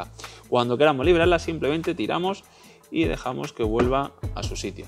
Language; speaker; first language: Spanish; native; Spanish